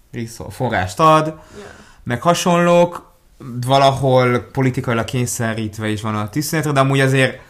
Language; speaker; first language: Hungarian; early bilingual, other home language; Hebrew